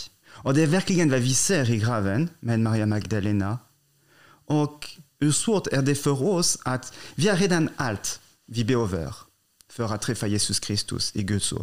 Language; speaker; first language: Swedish; non-native, fluent; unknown